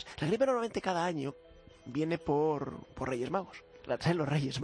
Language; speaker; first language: Spanish; native; Spanish